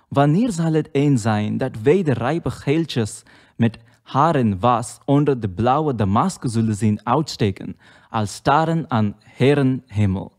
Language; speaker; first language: Dutch; non-native, learner; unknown